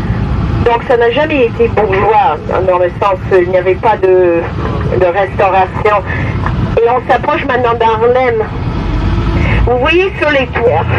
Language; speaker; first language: French; non-native, fluent; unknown